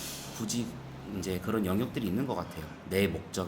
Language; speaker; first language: Korean; native; Korean